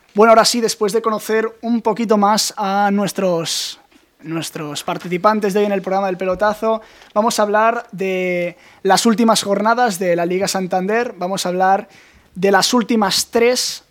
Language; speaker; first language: Spanish; native; Spanish